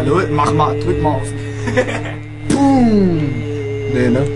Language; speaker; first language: German; native; German